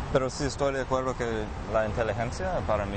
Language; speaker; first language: Spanish; non-native, fluent; English